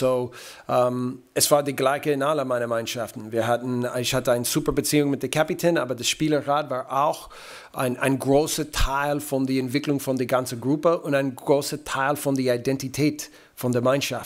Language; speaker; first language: German; non-native, fluent; English